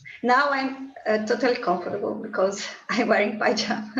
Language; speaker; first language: English; non-native, learner; Portuguese